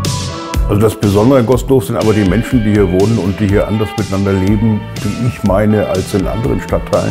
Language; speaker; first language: German; native; German